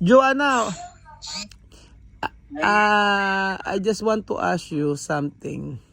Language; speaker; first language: English; non-native, learner; Filipino